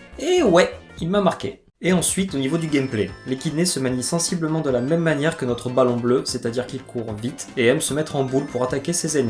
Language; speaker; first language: French; native; French